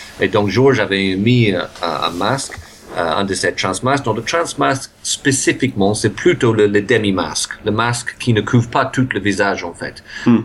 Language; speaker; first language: French; non-native, fluent; English